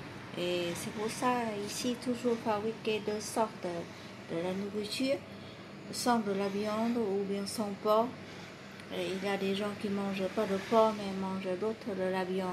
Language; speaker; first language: French; non-native, learner; Vietnamese